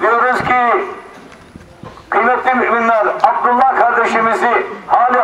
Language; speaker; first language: Turkish; native; Turkish